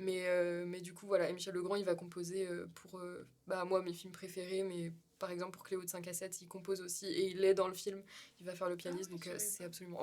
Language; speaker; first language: French; native; French